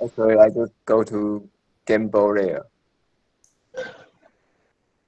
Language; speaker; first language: English; non-native, learner; Chinese